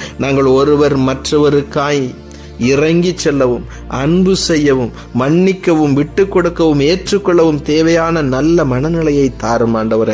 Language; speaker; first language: Tamil; native; Tamil